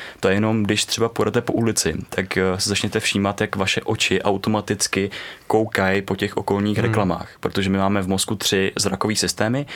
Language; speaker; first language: Czech; native; Czech